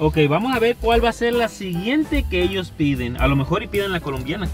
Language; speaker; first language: Spanish; native; Spanish